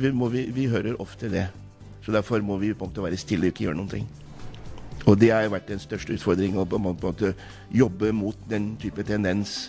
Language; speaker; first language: Norwegian; non-native, fluent; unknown